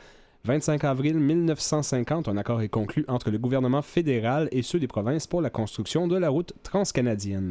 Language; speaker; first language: French; native; French